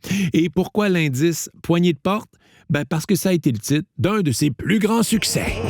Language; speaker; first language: French; native; French